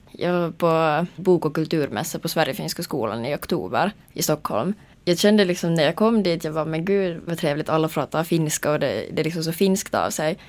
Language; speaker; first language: Swedish; native; Swedish